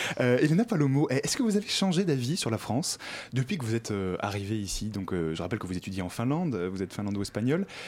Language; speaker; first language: French; native; French